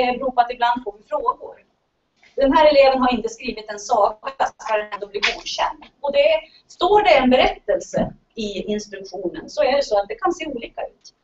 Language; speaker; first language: Swedish; native; Swedish